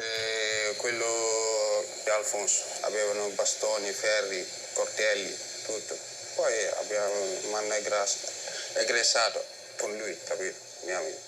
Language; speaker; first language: Italian; non-native, learner; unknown